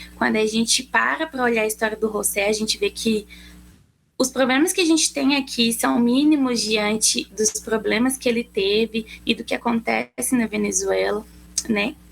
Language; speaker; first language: Portuguese; native; Portuguese